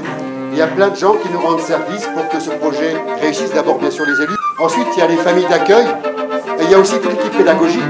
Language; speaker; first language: French; native; French